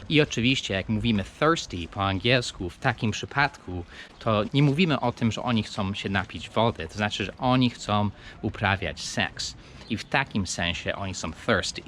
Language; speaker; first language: Polish; non-native, fluent; English